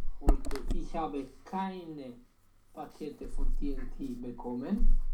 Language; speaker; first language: German; non-native, learner; Romanian